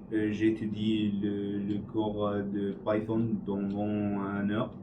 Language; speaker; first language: French; non-native, learner; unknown